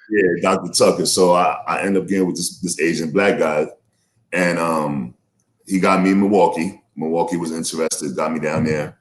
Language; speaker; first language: English; native; English